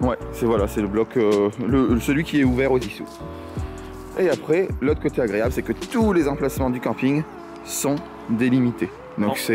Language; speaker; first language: French; native; French